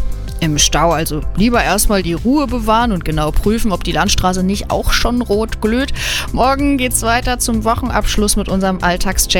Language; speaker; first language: German; native; German